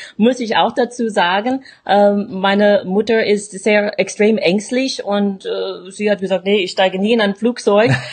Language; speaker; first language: German; non-native, fluent; English